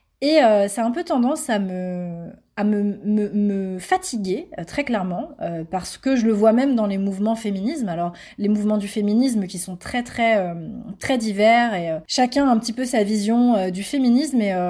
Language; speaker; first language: French; native; French